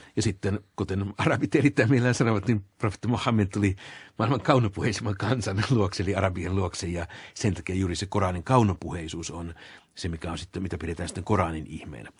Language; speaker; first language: Finnish; native; Finnish